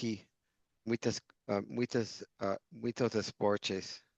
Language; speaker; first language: Portuguese; non-native, fluent; English